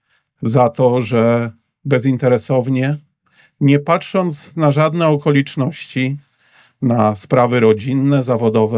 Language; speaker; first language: Polish; native; Polish